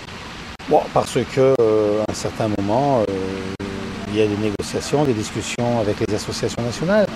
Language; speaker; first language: French; native; French